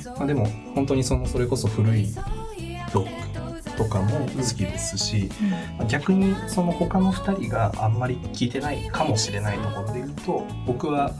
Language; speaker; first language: Japanese; native; Japanese